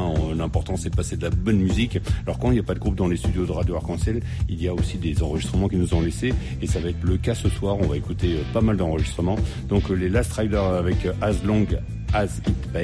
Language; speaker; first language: French; native; French